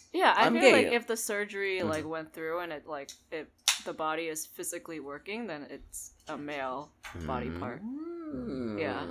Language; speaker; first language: English; native; English